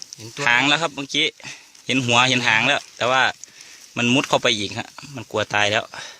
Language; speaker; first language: Thai; native; Thai